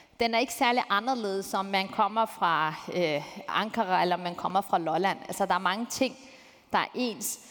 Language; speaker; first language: Danish; early bilingual, other home language; Turkish